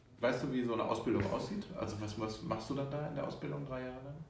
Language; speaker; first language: German; native; German